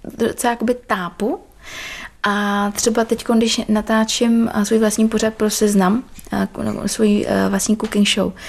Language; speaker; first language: Czech; early bilingual, other home language; Vietnamese